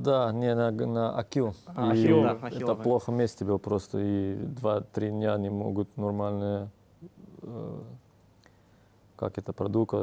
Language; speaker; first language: Russian; non-native, learner; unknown